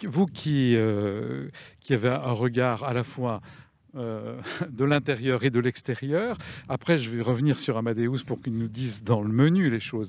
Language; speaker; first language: French; native; French